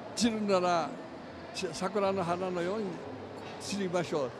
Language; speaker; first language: Portuguese; native; Portuguese